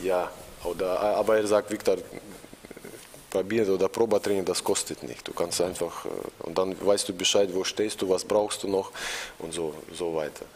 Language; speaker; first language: German; non-native, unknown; Russian